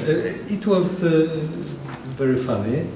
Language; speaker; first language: English; non-native, learner; Polish